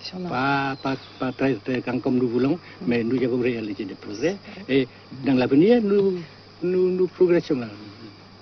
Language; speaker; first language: French; non-native, local second language; Vietnamese